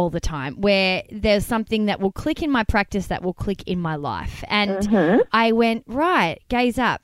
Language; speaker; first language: English; native; English